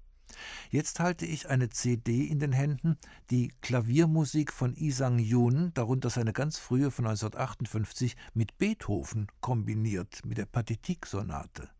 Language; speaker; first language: German; native; German